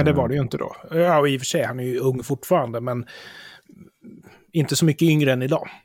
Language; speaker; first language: Swedish; native; Swedish